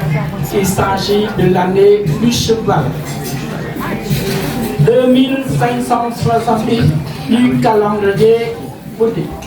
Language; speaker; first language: French; non-native, fluent; Khmer